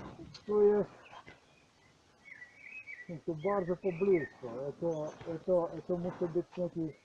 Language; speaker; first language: Polish; non-native, learner; Slovenian